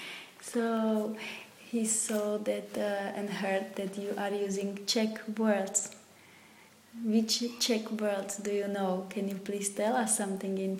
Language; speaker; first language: English; non-native, fluent; Slovak